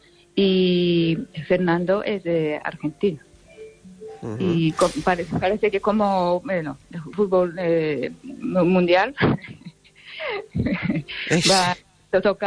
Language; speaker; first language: Spanish; non-native, learner; Japanese